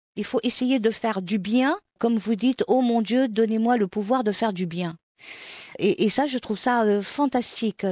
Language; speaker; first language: French; non-native, local second language; Arabic